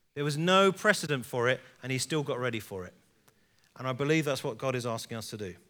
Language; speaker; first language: English; native; English